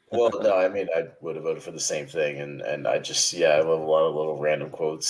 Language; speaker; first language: English; native; English